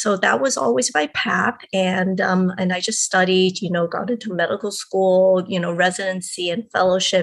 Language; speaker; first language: English; non-native, local second language; Cantonese